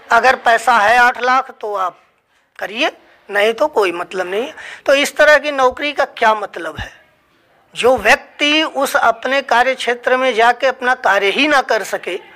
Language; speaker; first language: Hindi; native; Hindi